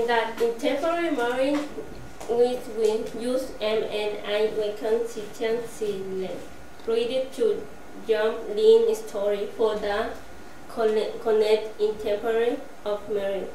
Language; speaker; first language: English; non-native, learner; Spanish